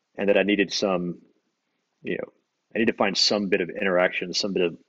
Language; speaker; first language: English; native; English